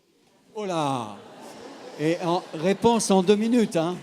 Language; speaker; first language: French; native; French